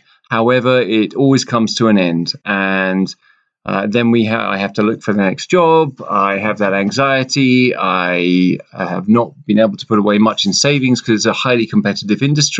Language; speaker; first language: English; native; English